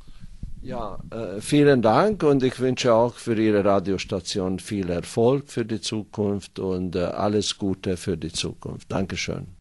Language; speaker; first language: German; non-native, fluent; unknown